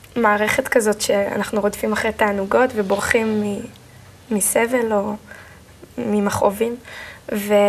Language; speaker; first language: Hebrew; native; Hebrew